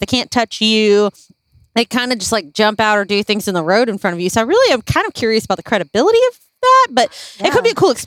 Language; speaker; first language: English; native; English